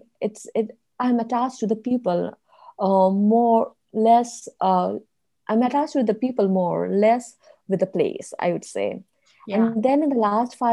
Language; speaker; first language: English; non-native, local second language; Bangla